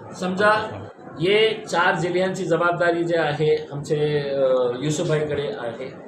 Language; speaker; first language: Marathi; non-native, local second language; Urdu